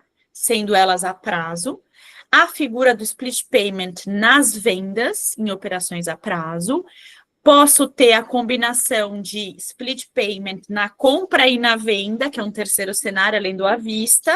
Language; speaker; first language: Portuguese; native; Portuguese